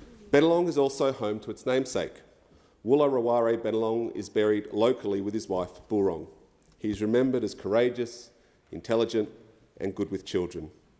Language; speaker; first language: English; early bilingual, other home language; French